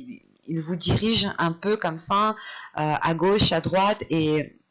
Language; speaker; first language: French; native; French